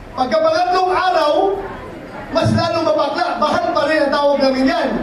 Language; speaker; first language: Filipino; non-native, local second language; Cebuano